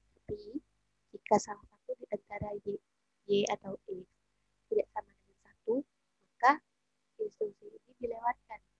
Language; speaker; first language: Indonesian; native; Indonesian